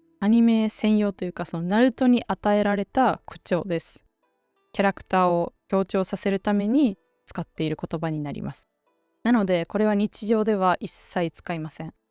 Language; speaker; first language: Japanese; native; Japanese